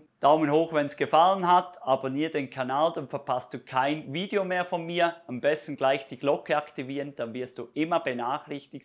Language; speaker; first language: German; native; German